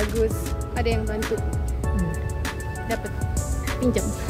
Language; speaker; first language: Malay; non-native, learner; English